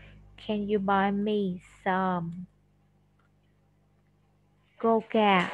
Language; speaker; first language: English; non-native, fluent; Vietnamese